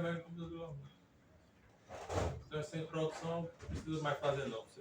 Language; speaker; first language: Portuguese; native; Portuguese